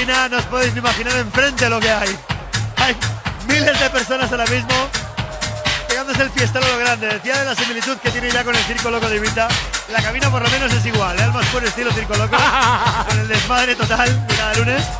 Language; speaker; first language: Spanish; native; Spanish